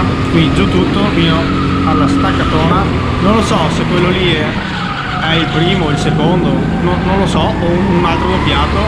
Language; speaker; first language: Italian; native; Italian